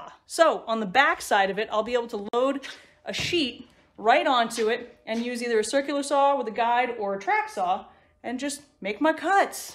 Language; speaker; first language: English; native; English